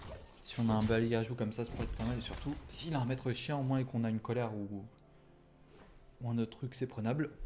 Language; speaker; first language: French; native; French